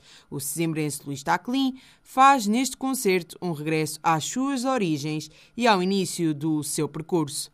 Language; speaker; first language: Portuguese; native; Portuguese